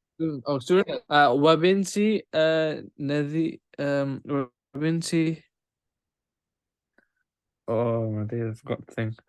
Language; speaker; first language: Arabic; non-native, learner; Urdu